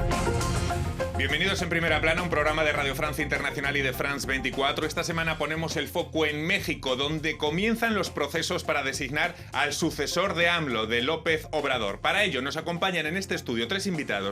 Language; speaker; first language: Spanish; native; Spanish